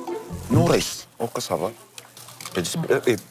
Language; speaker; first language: English; non-native, local second language; Fijian